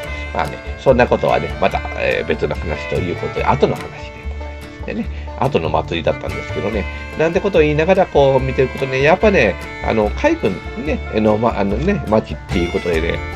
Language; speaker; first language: Japanese; native; Japanese